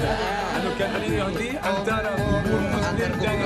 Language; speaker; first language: Indonesian; non-native, learner; Arabic